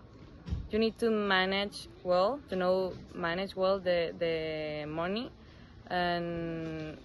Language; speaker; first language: English; non-native, fluent; Spanish